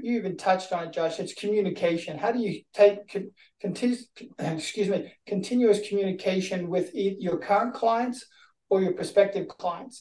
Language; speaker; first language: English; native; English